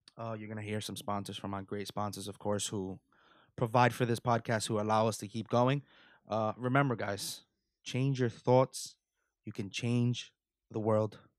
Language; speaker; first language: English; native; English